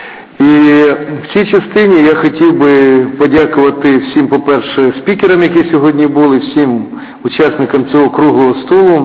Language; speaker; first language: Ukrainian; native; Ukrainian